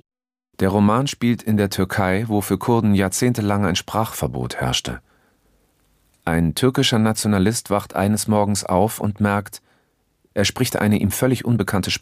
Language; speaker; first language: German; native; German